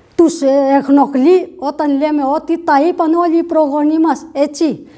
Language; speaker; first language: Greek; non-native, fluent; Urdu